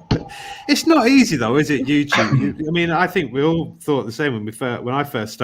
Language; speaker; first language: English; native; English